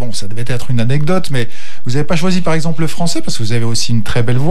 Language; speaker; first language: French; native; French